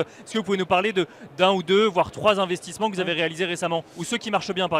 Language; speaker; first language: French; native; French